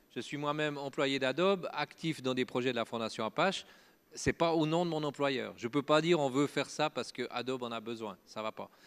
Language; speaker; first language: French; native; French